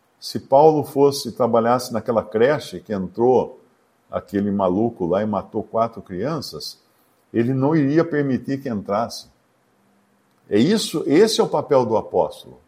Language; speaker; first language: Portuguese; native; Portuguese